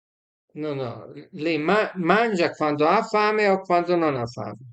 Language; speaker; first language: Italian; non-native, fluent; Serbian